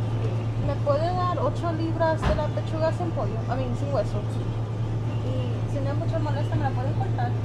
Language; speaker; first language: Spanish; early bilingual, heritage; English